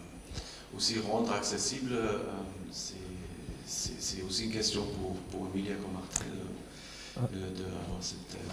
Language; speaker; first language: French; non-native, fluent; German